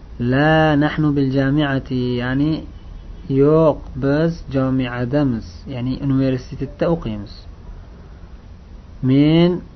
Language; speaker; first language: Arabic; non-native, fluent; Uzbek